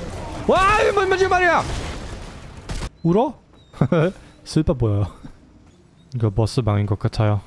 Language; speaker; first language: Korean; non-native, learner; German